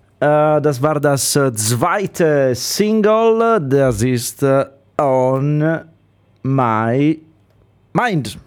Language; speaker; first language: German; non-native, learner; Italian